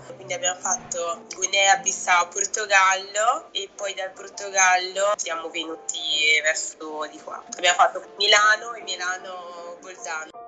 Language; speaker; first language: Italian; non-native, fluent; Upper Guinea Crioulo